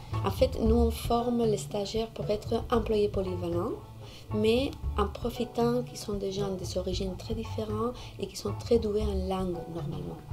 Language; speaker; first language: French; non-native, fluent; Spanish